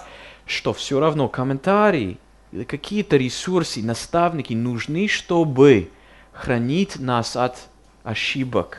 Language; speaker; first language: Russian; non-native, fluent; English